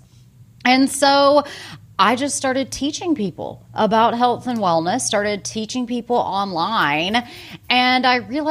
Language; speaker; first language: English; native; English